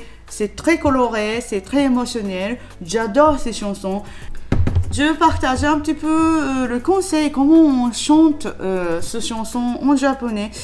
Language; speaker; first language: French; non-native, learner; Japanese